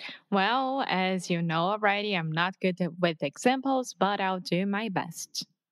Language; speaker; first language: English; non-native, fluent; Portuguese